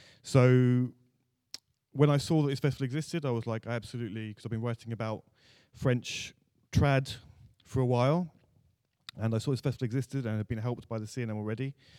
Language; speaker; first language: English; native; English